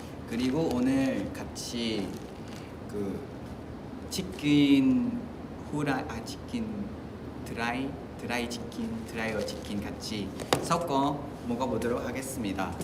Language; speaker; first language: Korean; non-native, fluent; Vietnamese